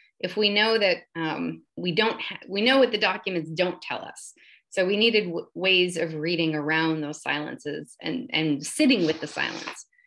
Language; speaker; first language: English; native; English